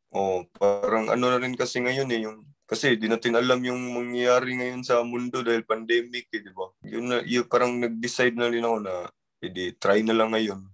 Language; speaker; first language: Filipino; non-native, local second language; Cebuano